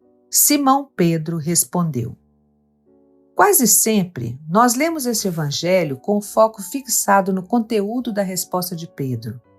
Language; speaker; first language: Portuguese; native; Portuguese